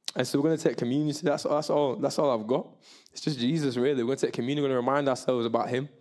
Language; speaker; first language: English; native; English